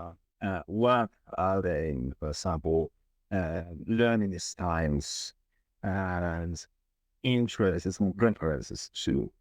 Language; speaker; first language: English; non-native, learner; Spanish